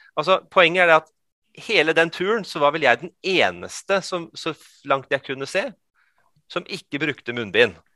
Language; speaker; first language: Norwegian; early bilingual, other home language; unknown